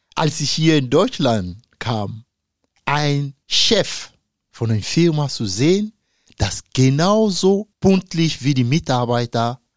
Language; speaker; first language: German; non-native, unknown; Dyula